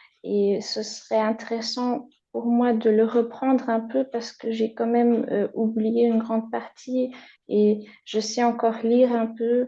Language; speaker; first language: French; non-native, fluent; German